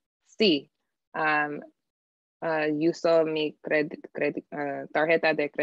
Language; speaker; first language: Spanish; non-native, learner; English